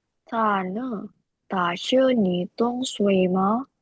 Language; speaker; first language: Chinese; non-native, learner; Indonesian